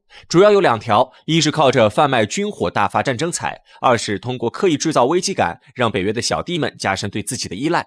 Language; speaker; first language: Chinese; native; Chinese